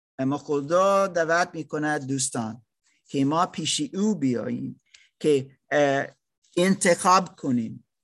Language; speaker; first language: Persian; non-native, learner; German